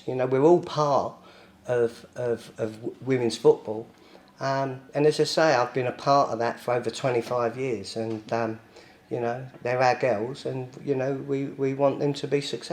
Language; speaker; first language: English; native; English